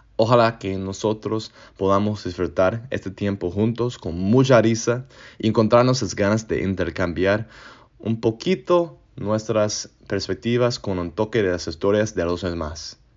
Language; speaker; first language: Spanish; non-native, learner; English